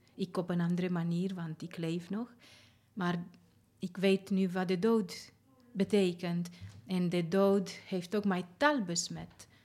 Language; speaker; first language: Dutch; non-native, fluent; Romanian